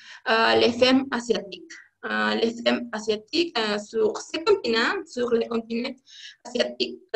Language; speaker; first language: French; non-native, learner; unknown